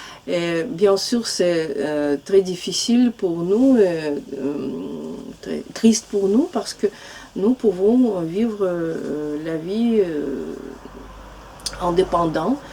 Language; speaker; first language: French; non-native, fluent; Russian